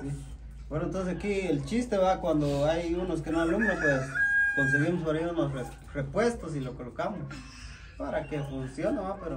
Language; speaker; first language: Spanish; native; Spanish